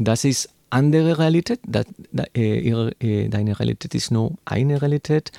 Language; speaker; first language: German; non-native, learner; Spanish